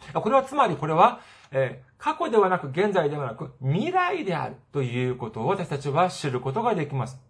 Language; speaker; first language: Japanese; non-native, fluent; Korean